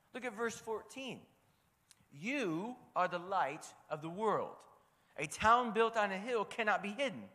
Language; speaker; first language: English; native; English